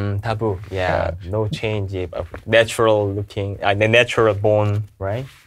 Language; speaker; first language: English; non-native, learner; Korean